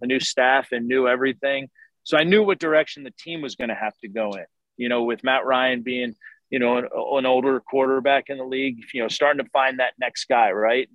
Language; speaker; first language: English; native; English